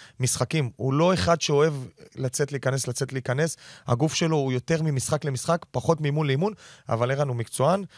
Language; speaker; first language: Hebrew; native; Hebrew